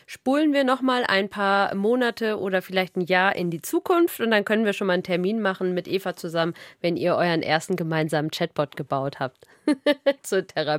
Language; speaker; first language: German; native; German